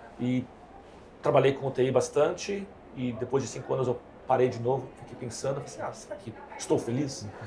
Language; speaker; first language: Portuguese; native; Portuguese